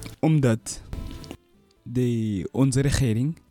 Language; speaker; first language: Dutch; non-native, learner; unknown